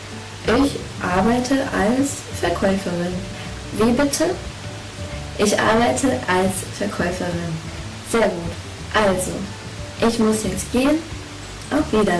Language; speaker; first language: German; non-native, fluent; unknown